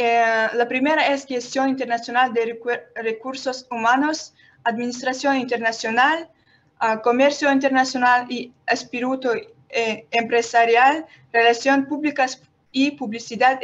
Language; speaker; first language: Spanish; non-native, learner; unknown